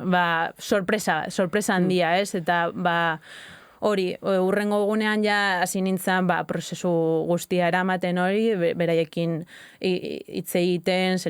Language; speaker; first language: Basque; native; Basque